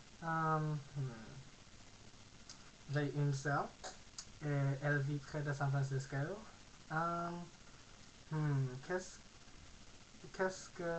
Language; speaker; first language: French; non-native, learner; English